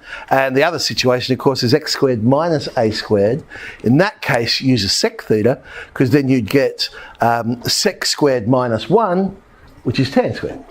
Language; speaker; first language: English; native; English